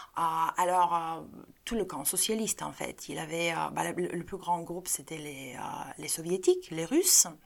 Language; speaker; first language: French; non-native, fluent; Bulgarian